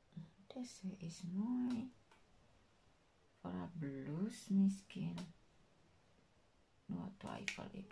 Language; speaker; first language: Dutch; non-native, learner; Indonesian